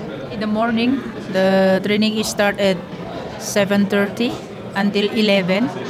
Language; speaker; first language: English; non-native, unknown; Indonesian